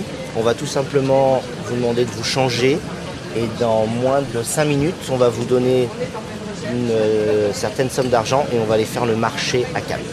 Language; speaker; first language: French; native; French